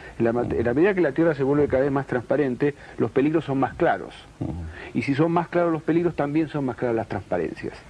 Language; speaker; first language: Spanish; native; Spanish